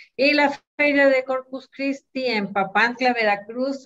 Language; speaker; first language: Spanish; native; Spanish